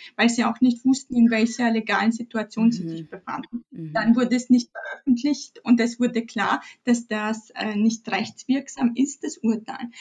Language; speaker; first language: German; early bilingual, other home language; Polish